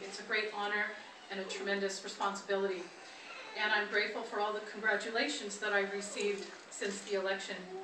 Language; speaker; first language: English; early bilingual, other home language; Spanish